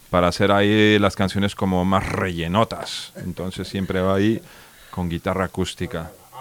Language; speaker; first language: Spanish; native; Spanish